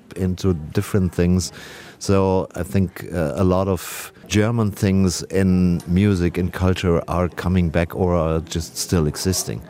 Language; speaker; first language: English; non-native, fluent; German